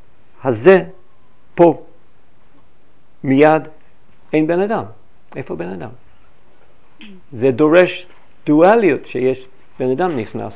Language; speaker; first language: Hebrew; non-native, fluent; English